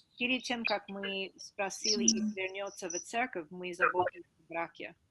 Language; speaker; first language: Russian; non-native, fluent; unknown